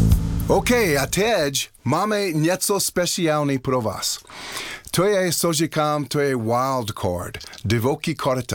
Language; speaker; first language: Czech; non-native, learner; English